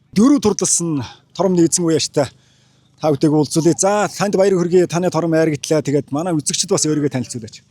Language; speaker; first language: Mongolian; native; Mongolian